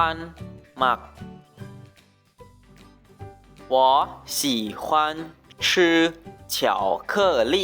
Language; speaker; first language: Chinese; non-native, learner; Lao